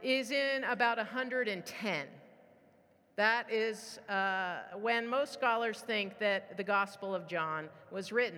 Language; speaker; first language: English; native; English